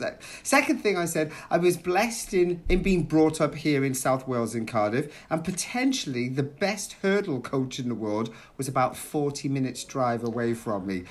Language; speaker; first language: English; native; English